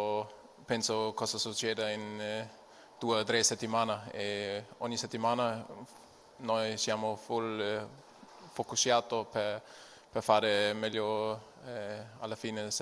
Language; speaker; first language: Italian; non-native, learner; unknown